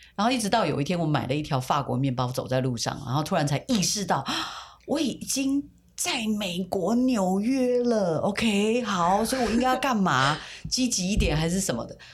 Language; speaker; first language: Chinese; native; Chinese